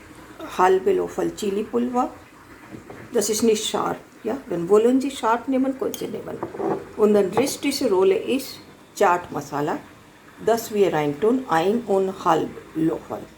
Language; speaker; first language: German; non-native, learner; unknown